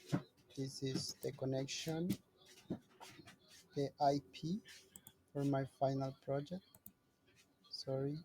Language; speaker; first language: English; non-native, learner; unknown